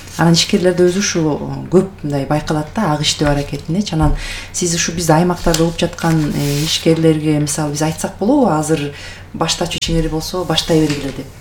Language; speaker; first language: Kyrgyz; native; Kyrgyz